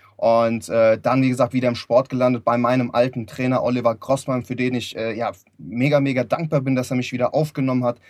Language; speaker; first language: German; early bilingual, other home language; Lithuanian